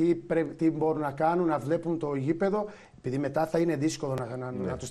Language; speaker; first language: Greek; non-native, fluent; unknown